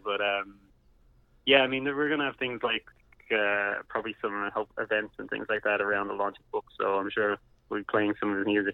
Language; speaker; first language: English; native; English